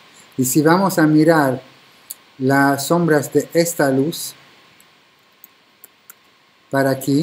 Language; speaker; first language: Spanish; non-native, fluent; Italian